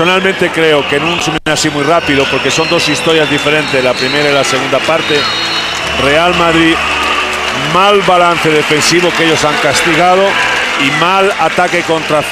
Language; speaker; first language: Spanish; native; Spanish